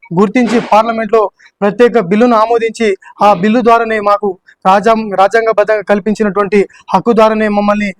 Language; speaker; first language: Telugu; non-native, local second language; Lambadi